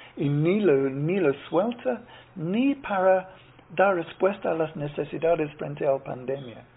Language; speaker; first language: Spanish; non-native, fluent; English